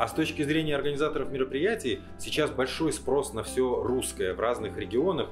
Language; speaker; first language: Russian; native; Russian